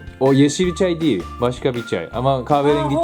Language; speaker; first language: Turkish; non-native, fluent; Japanese